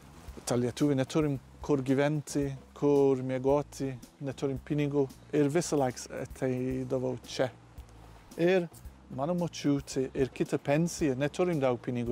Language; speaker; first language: Lithuanian; non-native, learner; English